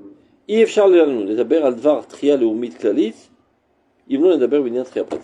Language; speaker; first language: Hebrew; non-native, fluent; French